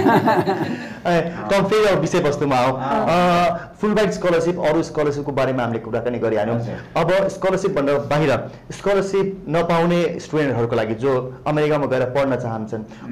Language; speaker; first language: Nepali; native; Nepali